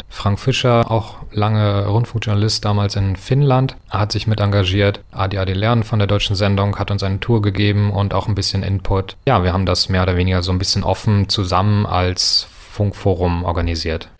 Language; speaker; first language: German; native; German